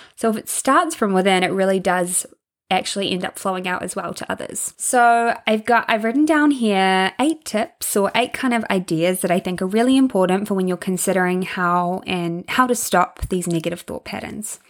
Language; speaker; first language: English; native; English